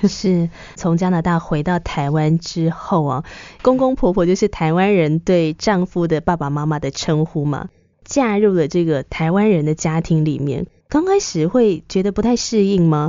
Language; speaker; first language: Chinese; native; Chinese